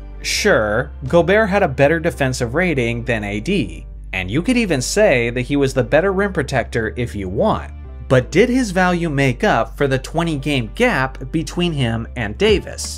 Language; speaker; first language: English; native; English